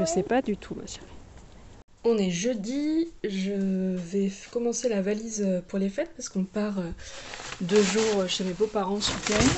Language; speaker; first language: French; native; French